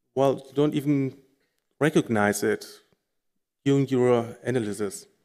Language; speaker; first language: English; non-native, fluent; German